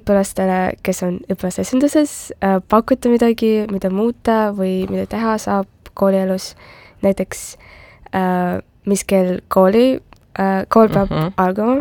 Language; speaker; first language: Estonian; non-native, local second language; Russian